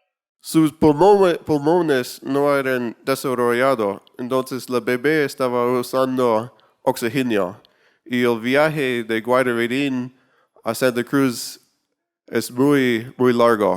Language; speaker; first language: Spanish; non-native, learner; English